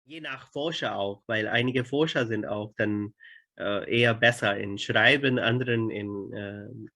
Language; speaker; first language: German; non-native, fluent; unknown